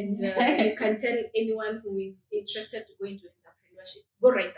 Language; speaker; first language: English; native; English